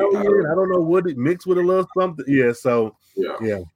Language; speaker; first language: English; native; English